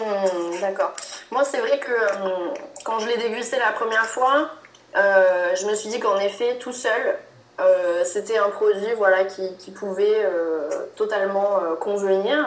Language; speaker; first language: French; native; French